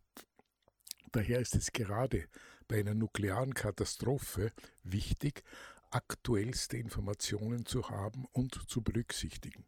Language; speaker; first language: German; native; German